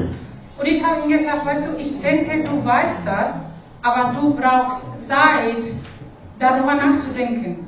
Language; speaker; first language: German; non-native, fluent; Spanish